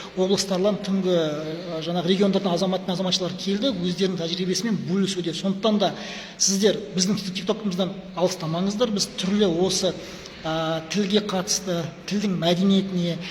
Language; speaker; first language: Kazakh; non-native, local second language; Russian